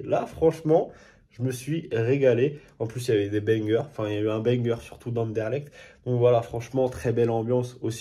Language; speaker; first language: French; native; French